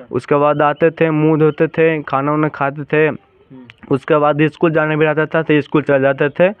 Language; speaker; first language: Hindi; native; Hindi